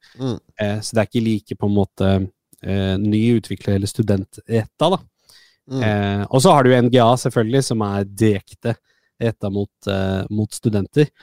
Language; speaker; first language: Norwegian; native; Norwegian